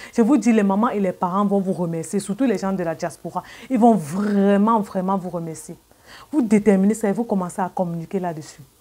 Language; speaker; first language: French; native; French